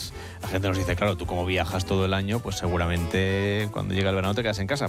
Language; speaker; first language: Spanish; native; Spanish